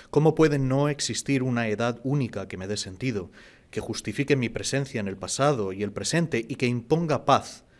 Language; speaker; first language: Spanish; native; Spanish